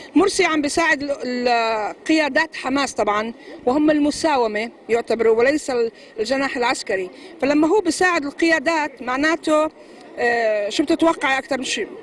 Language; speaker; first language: Arabic; native; Arabic